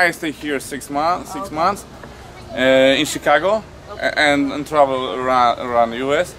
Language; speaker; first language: English; non-native, learner; Polish